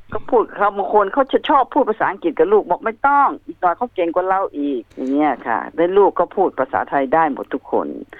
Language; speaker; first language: Thai; native; Thai